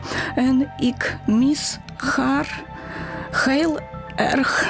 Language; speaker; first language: Dutch; non-native, learner; Ukrainian